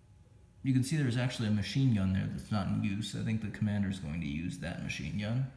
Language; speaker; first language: English; native; English